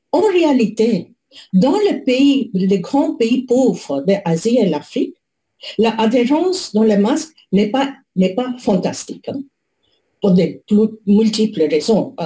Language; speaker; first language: French; non-native, fluent; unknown